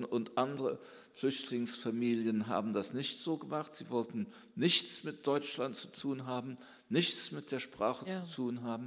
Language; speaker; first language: German; early bilingual, heritage; German